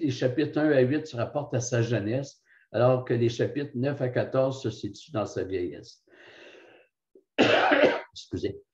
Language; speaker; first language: French; native; French